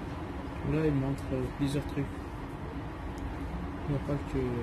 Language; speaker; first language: French; native; French